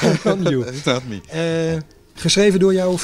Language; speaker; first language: Dutch; native; Dutch